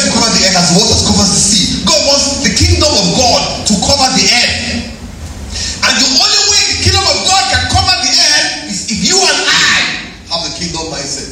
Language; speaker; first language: English; non-native, local second language; Yoruba